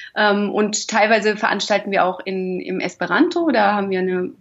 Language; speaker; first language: German; native; German